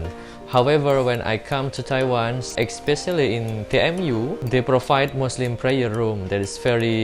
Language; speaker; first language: English; non-native, learner; Indonesian